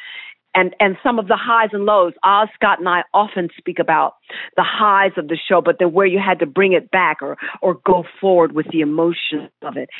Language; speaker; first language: English; native; English